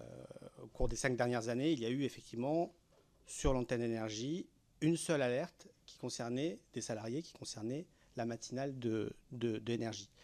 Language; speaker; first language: French; native; French